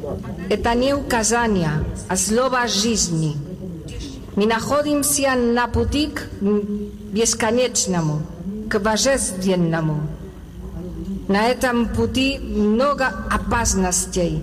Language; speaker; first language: Russian; non-native, learner; Spanish